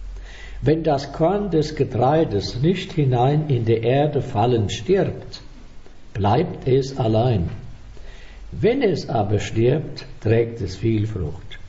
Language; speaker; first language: German; native; German